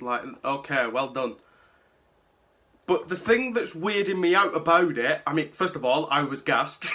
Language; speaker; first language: English; native; English